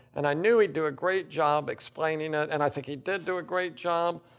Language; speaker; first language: English; native; English